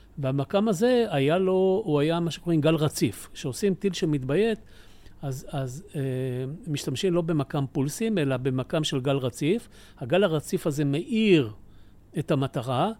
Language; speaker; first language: Hebrew; native; Hebrew